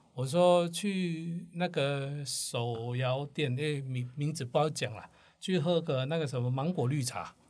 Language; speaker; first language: Chinese; non-native, local second language; Cantonese